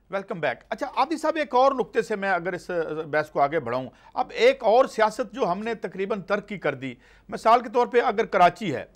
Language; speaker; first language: Urdu; non-native, local second language; Punjabi